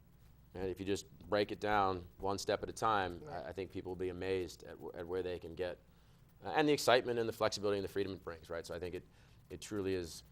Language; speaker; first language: English; native; English